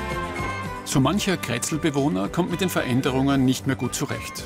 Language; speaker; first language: German; native; German